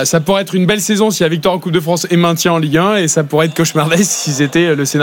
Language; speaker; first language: French; native; French